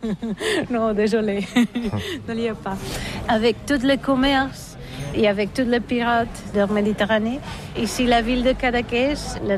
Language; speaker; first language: French; non-native, learner; Catalan